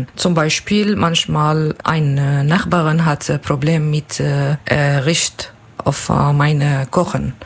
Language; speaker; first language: German; non-native, learner; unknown